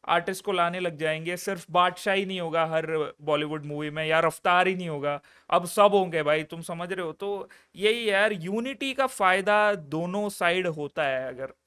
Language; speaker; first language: Hindi; non-native, local second language; Malayalam